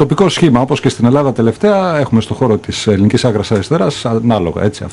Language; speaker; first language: Greek; native; Greek